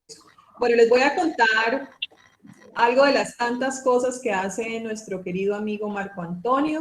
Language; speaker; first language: Spanish; native; Spanish